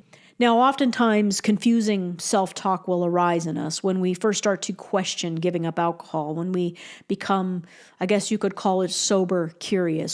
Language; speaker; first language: English; native; English